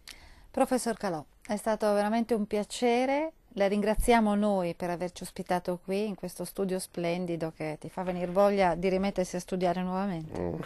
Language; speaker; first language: Italian; native; Italian